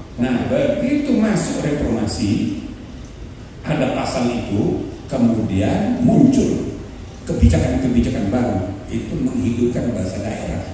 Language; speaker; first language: Indonesian; native; Indonesian